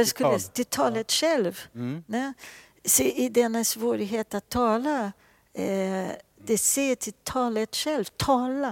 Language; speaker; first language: Swedish; non-native, fluent; Portuguese